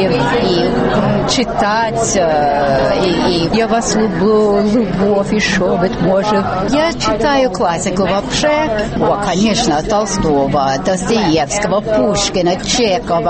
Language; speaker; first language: Russian; non-native, learner; English